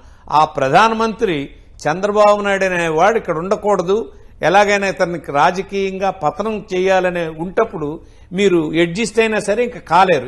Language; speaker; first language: Telugu; native; Telugu